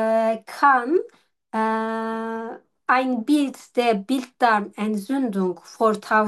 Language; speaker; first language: German; non-native, learner; Turkish